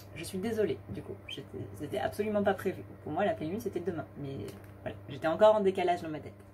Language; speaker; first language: French; native; French